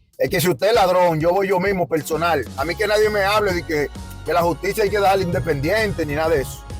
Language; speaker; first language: Spanish; native; Spanish